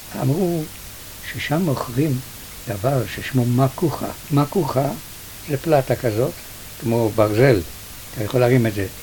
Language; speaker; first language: Hebrew; early bilingual, other home language; Yiddish